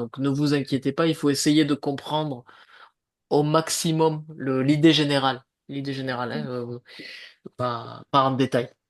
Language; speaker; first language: French; native; French